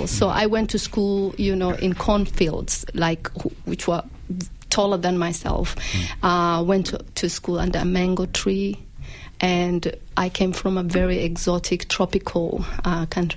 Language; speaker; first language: English; non-native, local second language; Somali